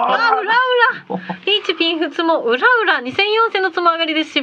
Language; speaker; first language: Japanese; native; Japanese